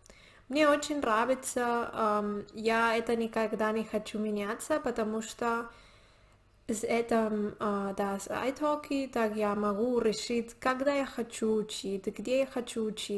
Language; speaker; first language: Russian; non-native, learner; Spanish